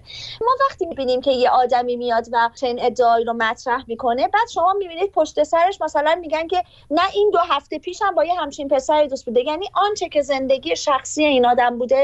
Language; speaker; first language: Persian; native; Persian